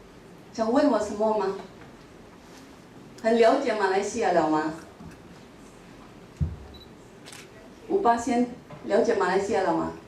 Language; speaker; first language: Chinese; non-native, local second language; Min Nan Chinese